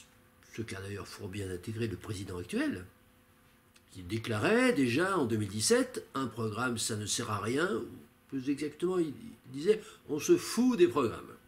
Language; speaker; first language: French; native; French